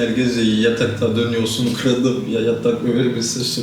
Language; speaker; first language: Turkish; non-native, learner; Haitian Creole